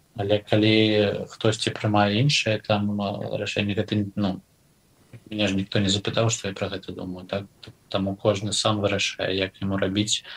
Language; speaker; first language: Belarusian; non-native, local second language; Russian